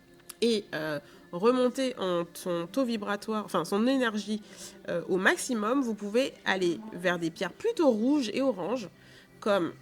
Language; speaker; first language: French; native; French